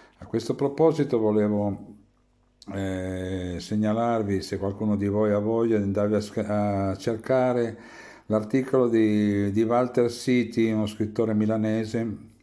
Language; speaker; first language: Italian; native; Italian